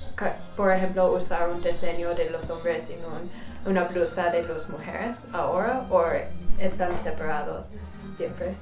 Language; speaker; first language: Spanish; non-native, learner; English